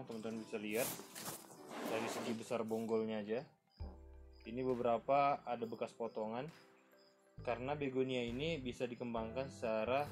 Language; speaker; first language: Indonesian; native; Indonesian